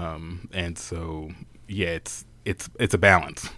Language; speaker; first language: English; native; English